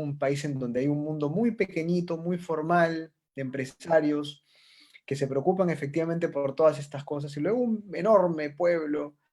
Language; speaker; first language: Spanish; native; Spanish